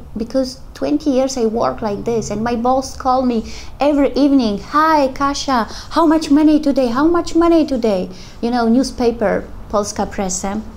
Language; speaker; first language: English; non-native, learner; Polish